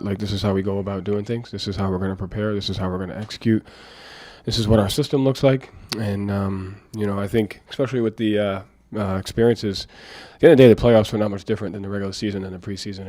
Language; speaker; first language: English; native; English